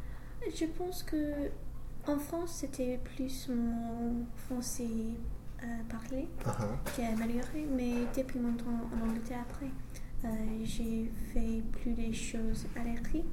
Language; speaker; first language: French; non-native, learner; English